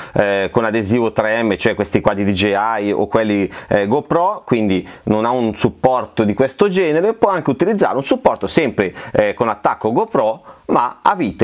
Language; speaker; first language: Italian; native; Italian